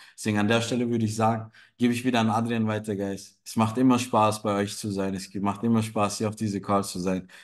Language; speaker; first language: German; non-native, fluent; Turkish